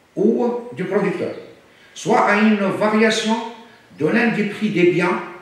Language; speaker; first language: French; non-native, local second language; Arabic